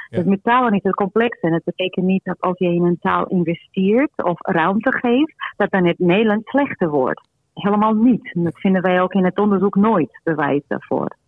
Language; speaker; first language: Dutch; non-native, fluent; Portuguese